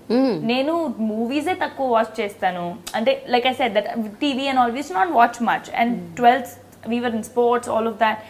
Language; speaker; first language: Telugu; non-native, fluent; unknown